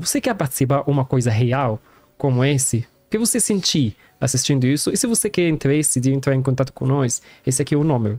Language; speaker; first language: Portuguese; non-native, learner; Arabic